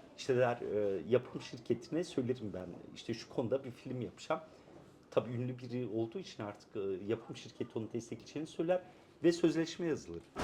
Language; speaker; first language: Turkish; non-native, local second language; Kurdish